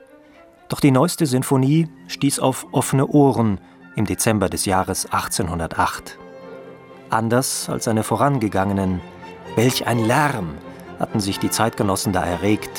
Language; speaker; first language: German; native; German